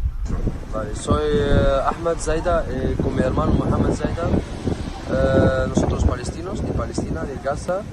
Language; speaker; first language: Spanish; non-native, learner; Arabic